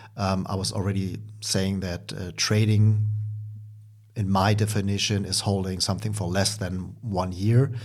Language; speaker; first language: English; non-native, fluent; German